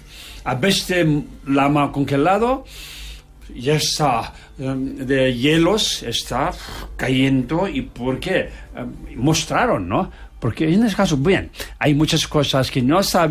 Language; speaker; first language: Spanish; non-native, learner; Tibetan